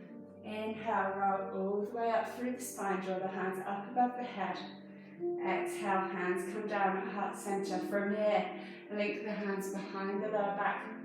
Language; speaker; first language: English; native; English